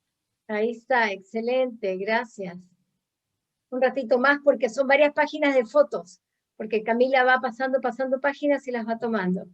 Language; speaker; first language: Spanish; native; Spanish